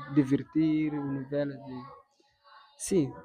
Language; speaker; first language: Portuguese; non-native, local second language; Fula